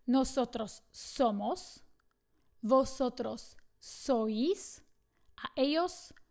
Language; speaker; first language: Spanish; non-native, fluent; Slovak